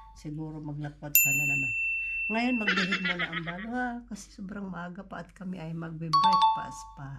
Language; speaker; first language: Filipino; non-native, local second language; Cebuano